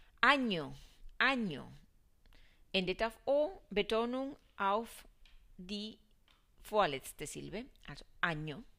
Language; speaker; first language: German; non-native, fluent; Spanish